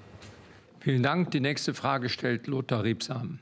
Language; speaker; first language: German; native; German